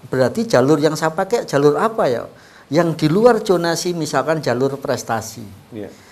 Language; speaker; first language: Indonesian; non-native, local second language; Javanese